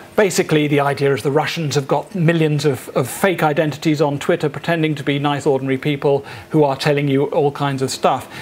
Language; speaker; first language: English; native; English